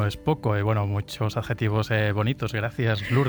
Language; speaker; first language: Spanish; native; Spanish